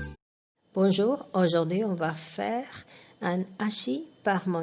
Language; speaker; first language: French; non-native, fluent; Spanish